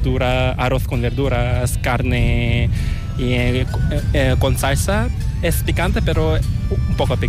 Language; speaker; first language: Spanish; non-native, learner; Korean